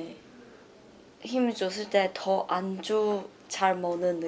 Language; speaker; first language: Korean; non-native, learner; Chinese